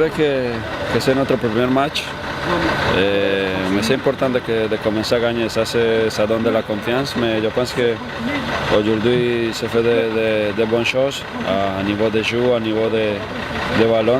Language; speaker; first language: French; non-native, fluent; Spanish